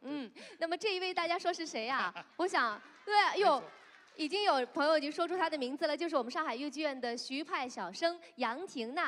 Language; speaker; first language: Chinese; native; Chinese